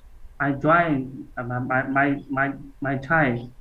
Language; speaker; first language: English; non-native, learner; Burmese